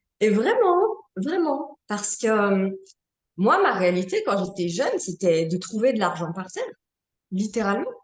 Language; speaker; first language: French; native; French